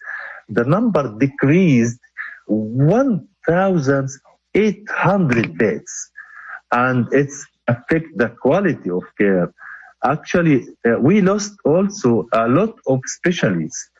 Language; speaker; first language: English; non-native, local second language; Arabic